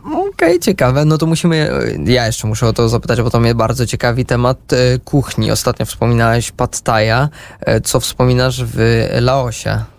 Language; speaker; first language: Polish; native; Polish